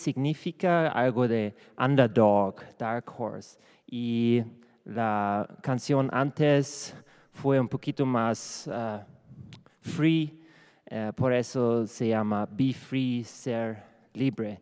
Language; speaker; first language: Spanish; non-native, learner; German